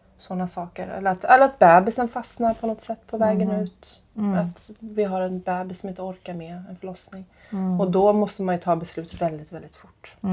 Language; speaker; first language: Swedish; non-native, fluent; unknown